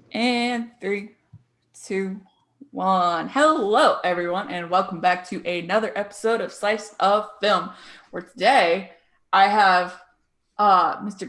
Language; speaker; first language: English; native; English